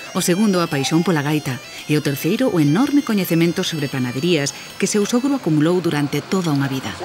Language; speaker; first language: Galician; native; Galician